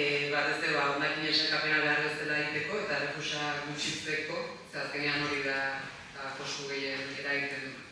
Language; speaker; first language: Basque; native; Basque